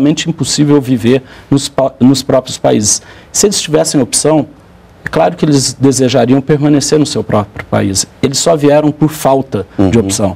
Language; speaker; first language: Portuguese; native; Portuguese